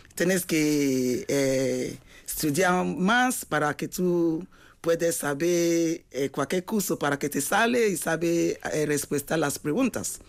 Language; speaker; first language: Spanish; non-native, fluent; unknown